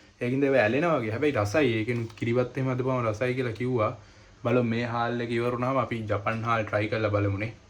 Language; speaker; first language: Sinhala; native; Sinhala